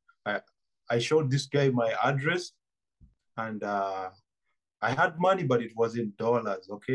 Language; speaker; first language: English; non-native, local second language; Ganda